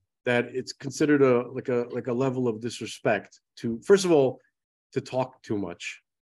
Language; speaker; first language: English; early bilingual, other home language; Russian